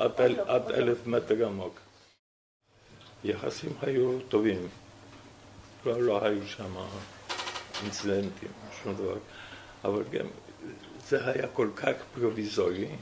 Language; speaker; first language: Hebrew; non-native, fluent; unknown